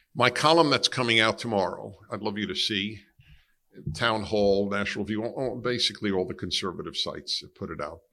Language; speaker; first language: English; native; English